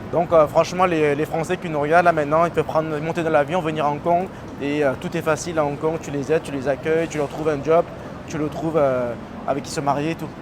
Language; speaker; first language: French; native; French